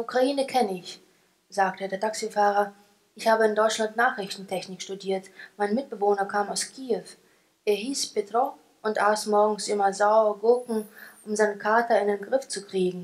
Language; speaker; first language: German; non-native, fluent; Ukrainian